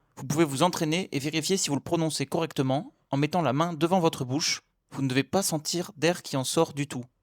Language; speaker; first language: French; native; French